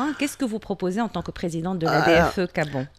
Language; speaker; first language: French; non-native, local second language; Arabic